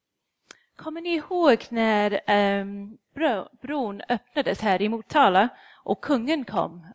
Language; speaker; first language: Swedish; non-native, fluent; English